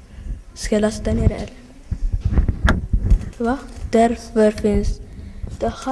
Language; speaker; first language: Swedish; early bilingual, other home language; Somali